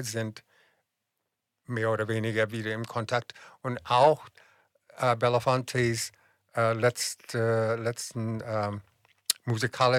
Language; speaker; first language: German; non-native, fluent; English